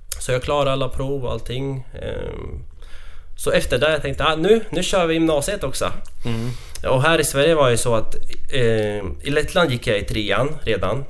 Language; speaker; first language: Swedish; non-native, fluent; Latvian